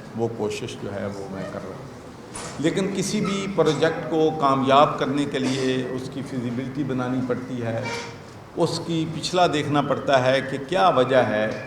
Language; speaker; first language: Urdu; non-native, local second language; Punjabi